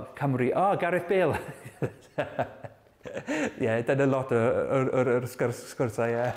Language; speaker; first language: Welsh; non-native, learner; English